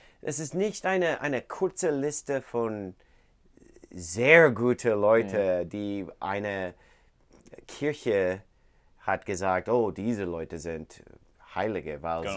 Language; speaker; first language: German; non-native, learner; English